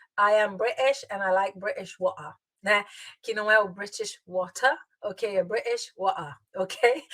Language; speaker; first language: Portuguese; native; Portuguese